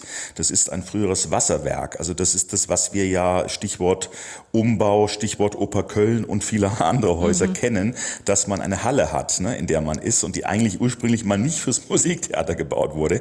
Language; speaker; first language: German; native; German